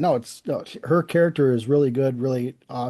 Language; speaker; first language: English; native; English